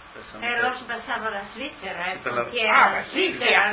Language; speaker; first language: Italian; non-native, local second language; Friulian